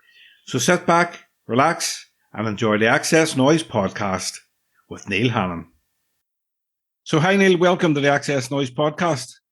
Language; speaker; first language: English; native; English